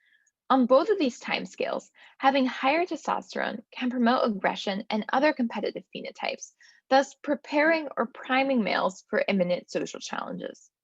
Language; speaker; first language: English; native; English